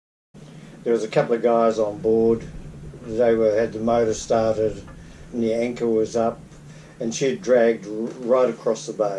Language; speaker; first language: English; native; English